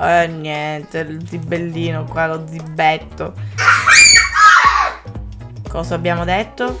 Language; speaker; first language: Italian; native; Italian